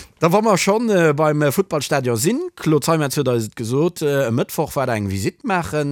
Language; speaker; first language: Luxembourgish; native; Luxembourgish